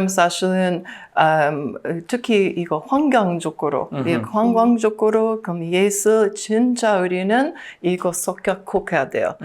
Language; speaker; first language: Korean; non-native, learner; English